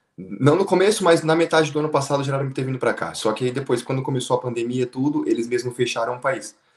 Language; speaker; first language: Portuguese; native; Portuguese